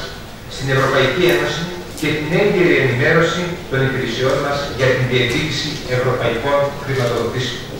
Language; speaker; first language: Greek; native; Greek